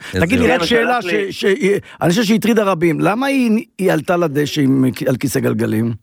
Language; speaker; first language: Hebrew; native; Hebrew